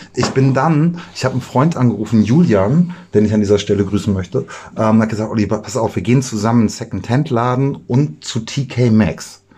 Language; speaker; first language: German; native; German